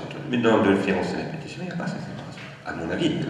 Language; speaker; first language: French; native; French